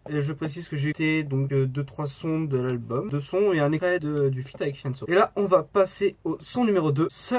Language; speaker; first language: French; native; French